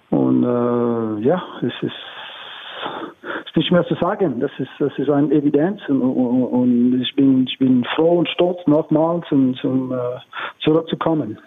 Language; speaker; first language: German; non-native, learner; English